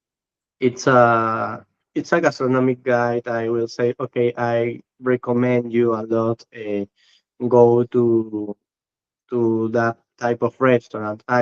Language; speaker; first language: English; non-native, learner; Spanish